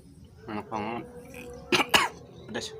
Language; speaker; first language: Indonesian; native; Indonesian